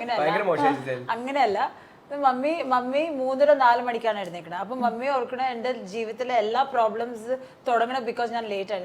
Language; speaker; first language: Malayalam; non-native, local second language; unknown